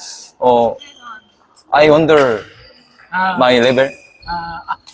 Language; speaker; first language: English; non-native, learner; Korean